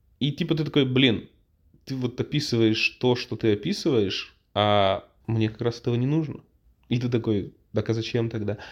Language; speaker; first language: Russian; native; Russian